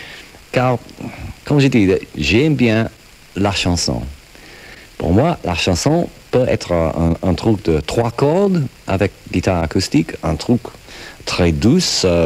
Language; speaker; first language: French; non-native, fluent; English